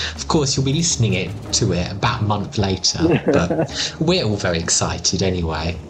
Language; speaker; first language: English; native; English